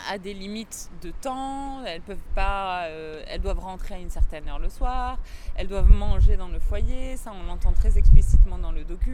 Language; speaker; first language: French; native; French